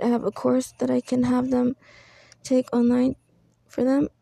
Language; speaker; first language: English; early bilingual, other home language; Spanish